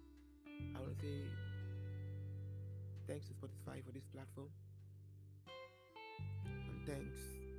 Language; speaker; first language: English; non-native, local second language; Yoruba